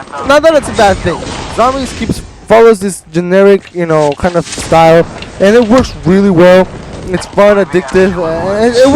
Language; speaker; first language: English; native; English